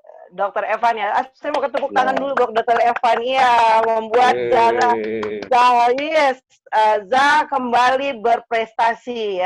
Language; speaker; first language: Indonesian; native; Indonesian